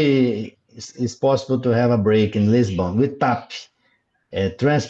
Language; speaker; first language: English; non-native, learner; Portuguese